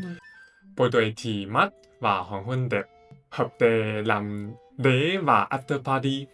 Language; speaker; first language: Vietnamese; non-native, fluent; Chinese